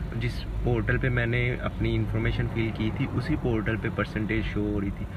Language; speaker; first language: Urdu; native; Urdu